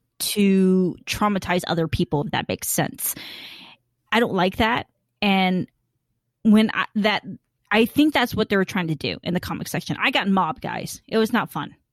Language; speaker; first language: English; early bilingual, other home language; Khmer